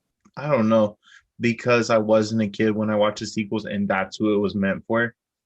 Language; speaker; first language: English; native; English